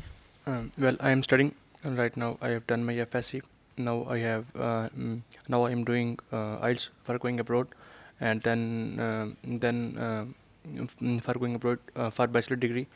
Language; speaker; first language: English; non-native, learner; Urdu